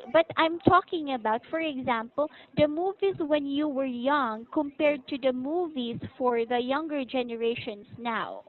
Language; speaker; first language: English; non-native, local second language; Filipino